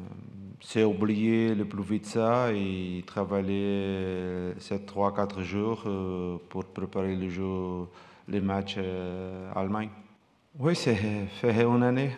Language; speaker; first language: French; non-native, fluent; Portuguese